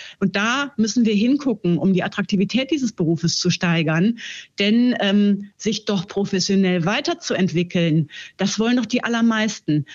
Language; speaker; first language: German; native; German